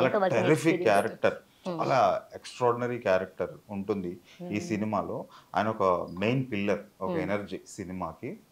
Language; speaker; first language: Telugu; native; Telugu